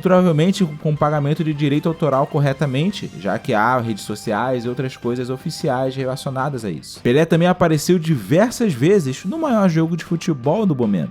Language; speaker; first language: Portuguese; native; Portuguese